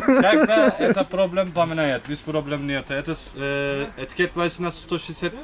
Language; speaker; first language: Russian; non-native, learner; Turkish